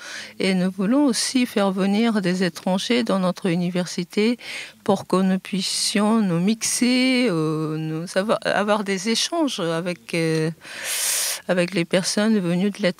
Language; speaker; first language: French; non-native, fluent; Japanese